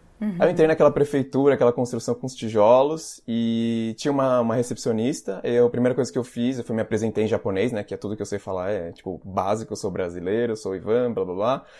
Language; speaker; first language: Portuguese; native; Portuguese